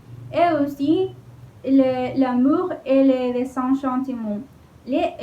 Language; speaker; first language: French; non-native, learner; Spanish